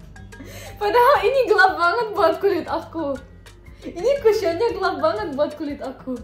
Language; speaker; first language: Indonesian; non-native, fluent; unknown